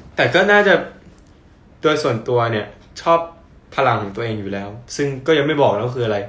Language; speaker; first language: Thai; early bilingual, heritage; Thai